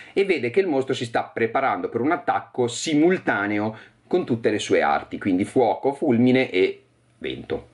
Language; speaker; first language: Italian; native; Italian